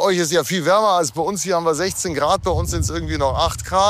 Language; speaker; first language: German; native; German